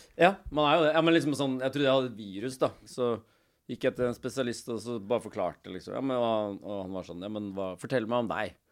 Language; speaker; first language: Norwegian; native; Norwegian